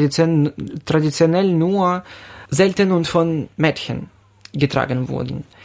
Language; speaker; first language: German; non-native, fluent; Ukrainian